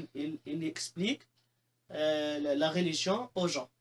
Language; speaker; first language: French; non-native, local second language; Arabic